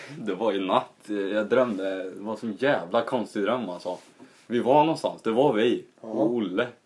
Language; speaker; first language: Swedish; native; Swedish